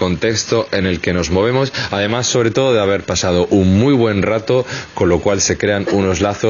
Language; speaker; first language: Spanish; native; Spanish